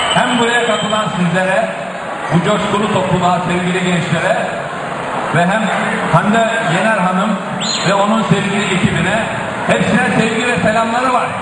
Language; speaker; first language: Turkish; native; Turkish